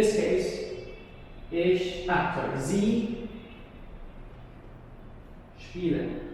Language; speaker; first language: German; non-native, learner; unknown